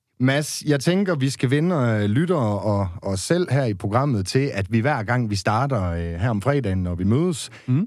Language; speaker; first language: Danish; native; Danish